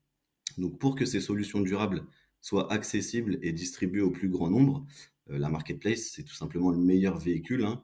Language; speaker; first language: French; native; French